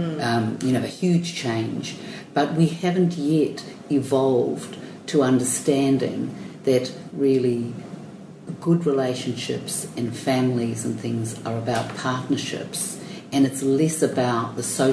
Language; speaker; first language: English; native; English